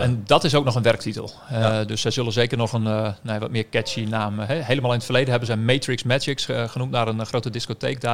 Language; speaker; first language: Dutch; native; Dutch